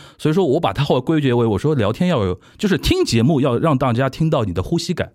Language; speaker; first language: Chinese; native; Chinese